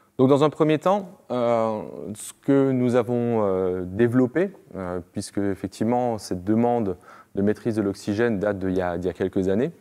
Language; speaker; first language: French; native; French